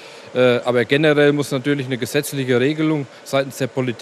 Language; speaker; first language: German; native; German